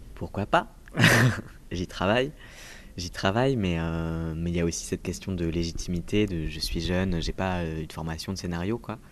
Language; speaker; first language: French; native; French